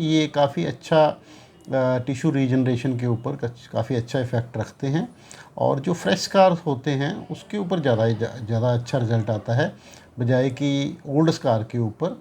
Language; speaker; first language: Hindi; non-native, local second language; Punjabi